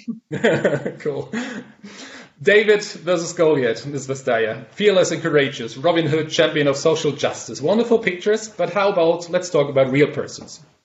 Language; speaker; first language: English; non-native, fluent; German